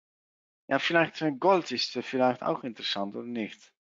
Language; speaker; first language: German; non-native, learner; Dutch